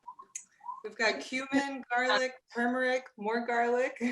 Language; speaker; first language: English; native; English